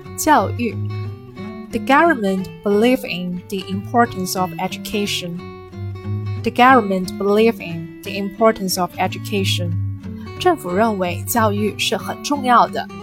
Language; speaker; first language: English; non-native, fluent; Chinese